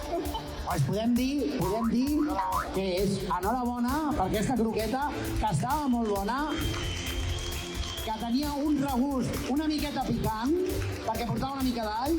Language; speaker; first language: Catalan; native; Catalan